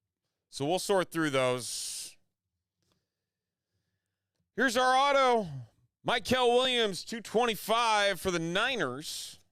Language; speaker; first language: English; native; English